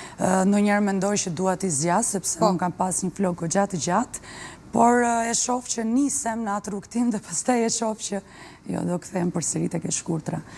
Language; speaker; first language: Albanian; early bilingual, heritage; Albanian